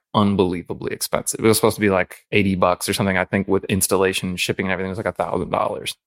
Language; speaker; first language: English; native; English